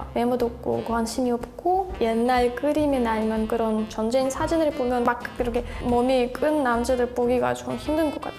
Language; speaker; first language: Korean; non-native, fluent; Russian